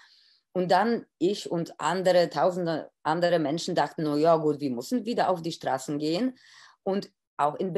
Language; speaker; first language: German; non-native, fluent; Polish